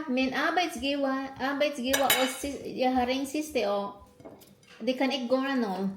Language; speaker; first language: Danish; non-native, learner; Filipino